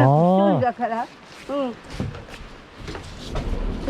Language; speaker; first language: Japanese; native; Japanese